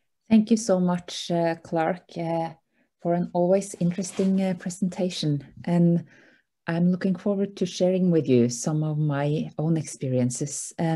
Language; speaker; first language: English; non-native, fluent; Norwegian